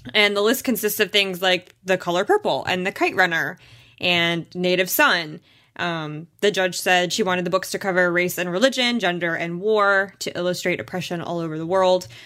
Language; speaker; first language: English; native; English